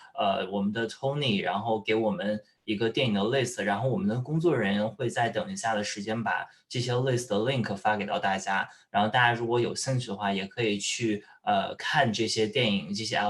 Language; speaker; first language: Chinese; native; Chinese